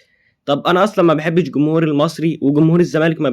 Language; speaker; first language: Arabic; native; Arabic